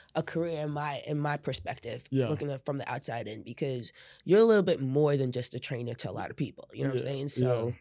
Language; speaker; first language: English; native; English